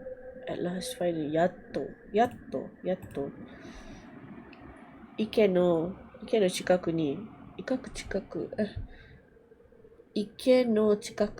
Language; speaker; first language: Japanese; non-native, learner; English